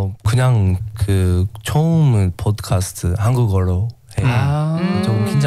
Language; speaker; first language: Korean; non-native, learner; English